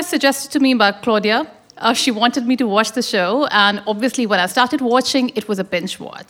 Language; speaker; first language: English; non-native, local second language; Urdu